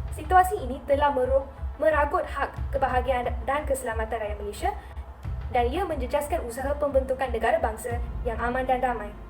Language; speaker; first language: Malay; non-native, local second language; Tamil